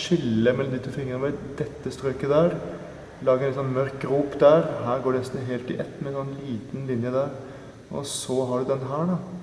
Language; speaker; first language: Norwegian; native; Norwegian